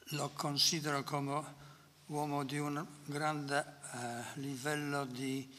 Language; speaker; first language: Italian; non-native, fluent; Polish